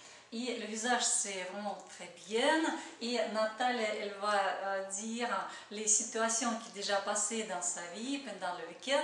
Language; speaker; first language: French; non-native, learner; Russian